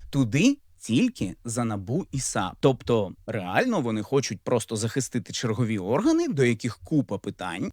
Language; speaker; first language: Ukrainian; non-native, local second language; Russian